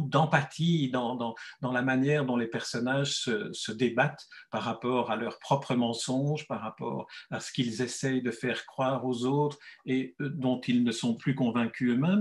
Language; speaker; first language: French; native; French